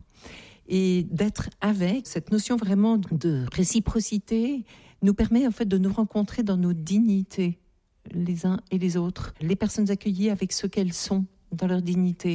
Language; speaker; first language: French; native; French